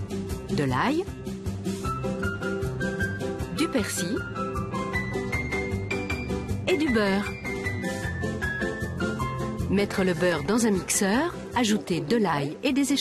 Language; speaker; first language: French; native; French